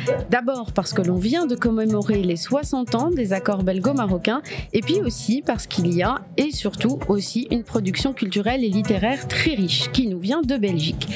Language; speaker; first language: French; non-native, local second language; Arabic